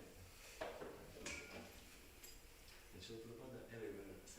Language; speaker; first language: English; non-native, learner; Russian